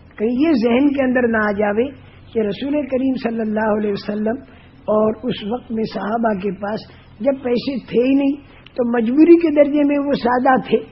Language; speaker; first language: Urdu; non-native, local second language; Gujarati